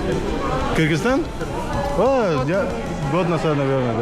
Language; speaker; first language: Russian; non-native, learner; Spanish